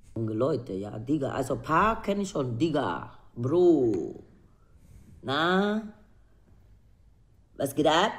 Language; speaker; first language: German; non-native, learner; Spanish